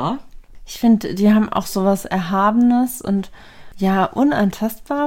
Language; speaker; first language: German; native; German